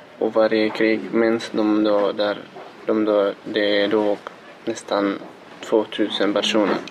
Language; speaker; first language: Swedish; non-native, learner; Arabic